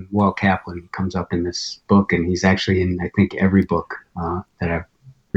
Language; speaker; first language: English; native; English